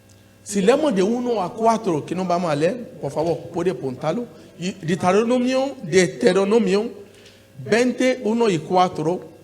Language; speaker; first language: Spanish; non-native, learner; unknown